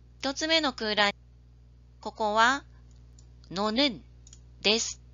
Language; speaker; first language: Japanese; native; Japanese